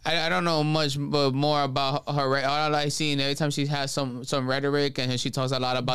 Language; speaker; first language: English; early bilingual, other home language; Spanish